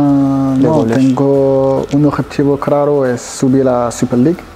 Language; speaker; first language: Spanish; non-native, fluent; French